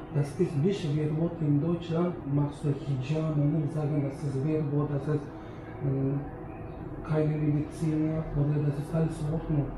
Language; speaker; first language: German; non-native, learner; Uzbek